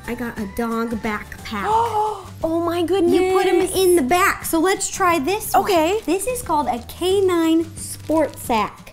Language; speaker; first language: English; native; English